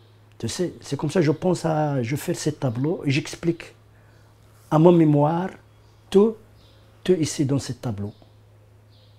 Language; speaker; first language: French; non-native, learner; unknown